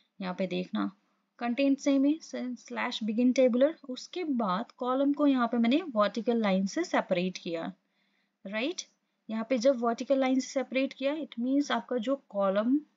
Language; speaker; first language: Hindi; non-native, local second language; Assamese